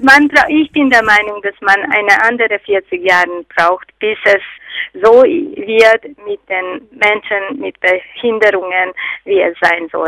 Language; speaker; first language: German; non-native, fluent; Hungarian